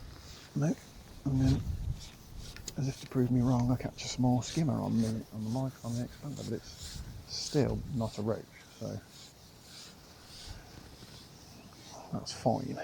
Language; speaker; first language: English; native; English